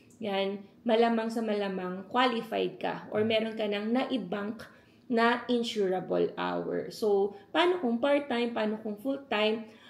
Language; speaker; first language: Filipino; native; Filipino